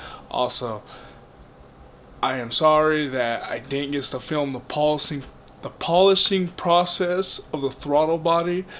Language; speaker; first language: English; native; English